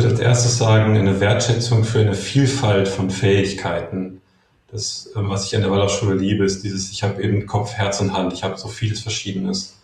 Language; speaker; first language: German; native; German